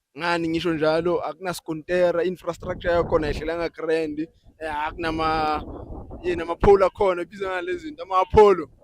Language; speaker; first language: Zulu; native; Zulu